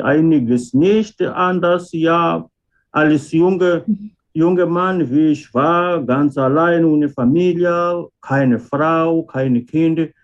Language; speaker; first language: German; non-native, fluent; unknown